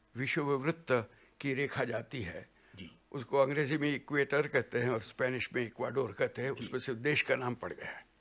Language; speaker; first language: Hindi; non-native, local second language; Gujarati